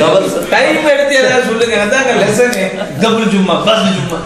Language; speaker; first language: Arabic; non-native, fluent; Tamil